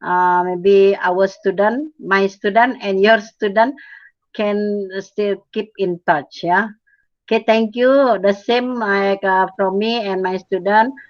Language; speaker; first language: English; non-native, fluent; Indonesian